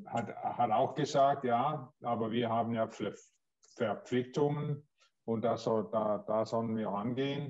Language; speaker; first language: German; non-native, learner; Danish